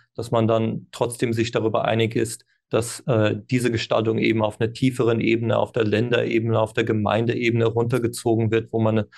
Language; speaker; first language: German; non-native, fluent; English